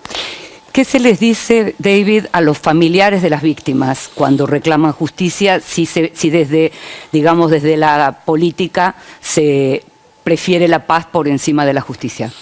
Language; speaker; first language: Spanish; native; Spanish